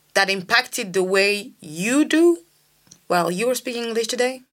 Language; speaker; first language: English; non-native, fluent; French